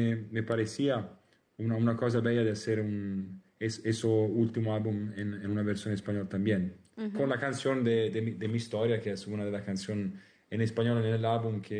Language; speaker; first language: Spanish; non-native, learner; Italian